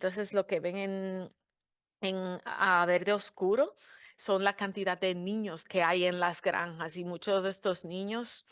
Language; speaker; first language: Spanish; non-native, fluent; English